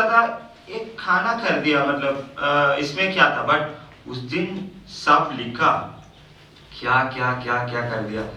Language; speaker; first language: Hindi; non-native, local second language; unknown